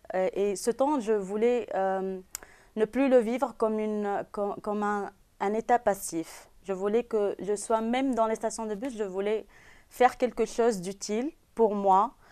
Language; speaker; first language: French; non-native, local second language; Arabic